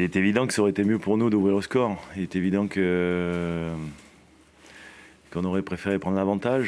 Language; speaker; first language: French; native; French